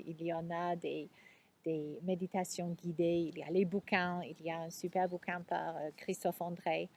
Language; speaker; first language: French; non-native, fluent; English